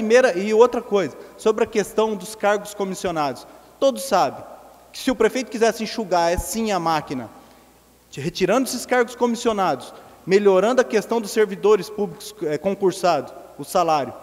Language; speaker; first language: Portuguese; native; Portuguese